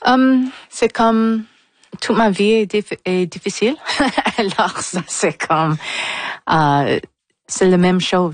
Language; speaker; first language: French; non-native, local second language; English